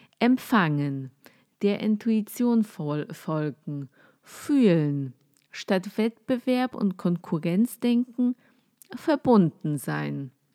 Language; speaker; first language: German; non-native, fluent; Polish